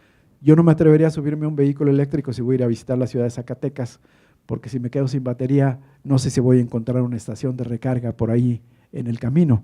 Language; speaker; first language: Spanish; native; Spanish